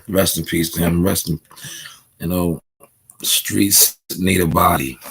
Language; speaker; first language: English; native; English